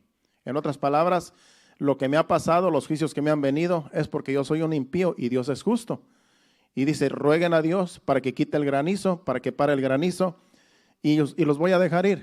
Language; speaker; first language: Spanish; native; Spanish